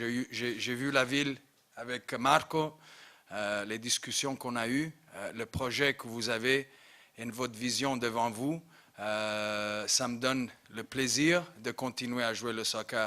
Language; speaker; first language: French; non-native, local second language; English